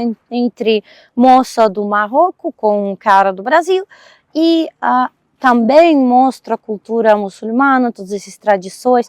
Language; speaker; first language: Portuguese; non-native, fluent; Russian